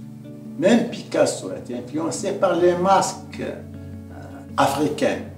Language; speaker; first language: French; non-native, local second language; Arabic